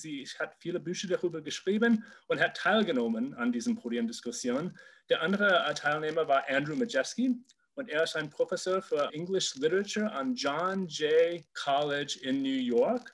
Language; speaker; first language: German; non-native, fluent; English